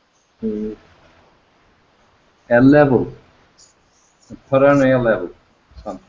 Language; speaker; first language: English; non-native, learner; Turkish